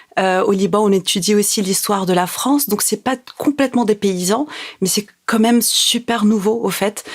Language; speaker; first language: French; non-native, local second language; Arabic